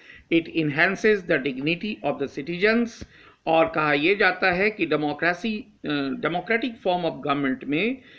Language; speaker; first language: Hindi; native; Hindi